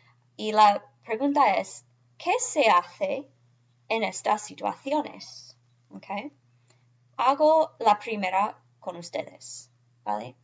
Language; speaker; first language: Spanish; non-native, fluent; English